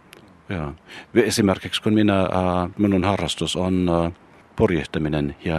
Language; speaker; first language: Finnish; non-native, fluent; German